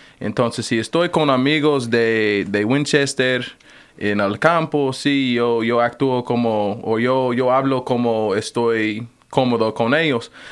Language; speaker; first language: Spanish; non-native, fluent; English